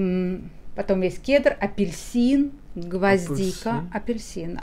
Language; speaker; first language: Russian; native; Russian